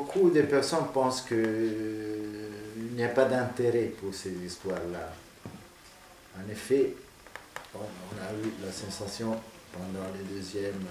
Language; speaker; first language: French; non-native, fluent; Italian